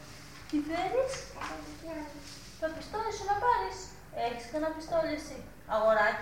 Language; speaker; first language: Greek; native; Greek